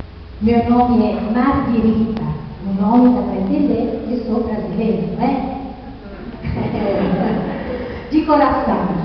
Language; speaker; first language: Portuguese; non-native, fluent; Italian